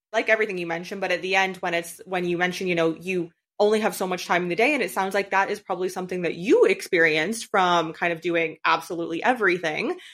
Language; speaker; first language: English; native; English